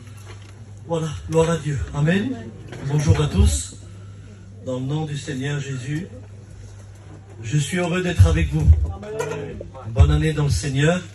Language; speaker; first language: French; native; French